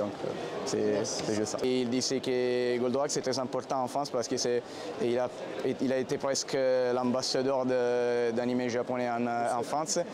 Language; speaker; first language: French; non-native, fluent; Italian